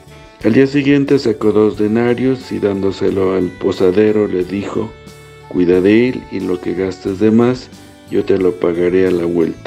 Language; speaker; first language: Spanish; native; Spanish